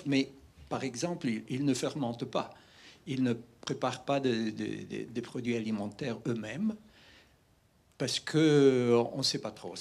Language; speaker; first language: French; non-native, fluent; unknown